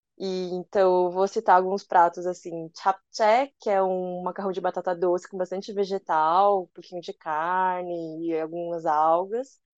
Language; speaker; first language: Portuguese; early bilingual, other home language; Korean